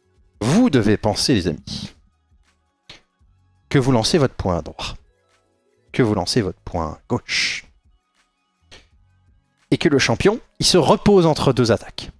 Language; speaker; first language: French; native; French